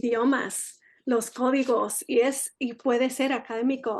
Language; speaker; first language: Spanish; early bilingual, heritage; Spanish